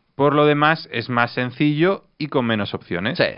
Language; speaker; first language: Spanish; non-native, fluent; Russian